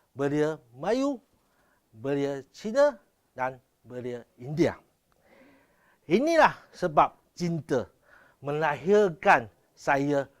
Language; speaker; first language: Malay; non-native, local second language; Chinese